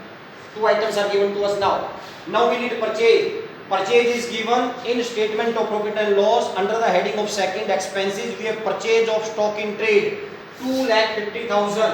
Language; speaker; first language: English; non-native, local second language; Hindi